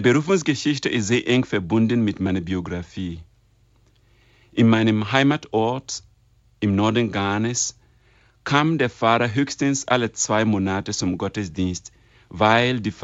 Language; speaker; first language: German; non-native, fluent; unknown